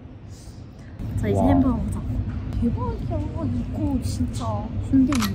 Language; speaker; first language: Korean; native; Korean